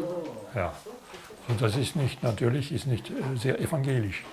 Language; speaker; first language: German; non-native, fluent; French